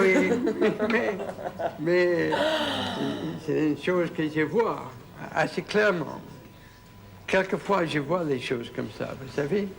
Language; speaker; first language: French; non-native, fluent; English